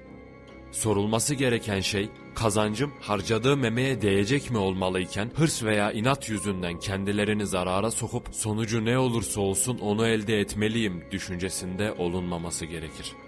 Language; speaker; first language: Turkish; native; Turkish